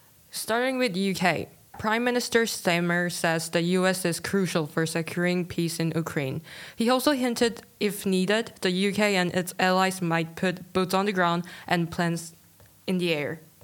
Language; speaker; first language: English; non-native, fluent; Korean